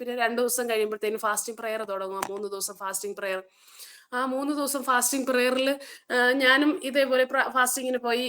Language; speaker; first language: Malayalam; early bilingual, heritage; Malayalam